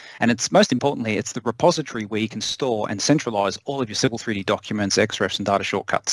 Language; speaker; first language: English; native; English